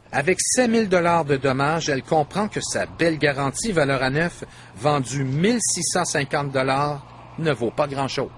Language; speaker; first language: French; native; French